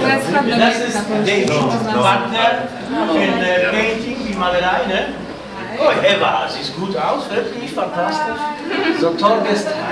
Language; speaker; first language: German; non-native, fluent; Polish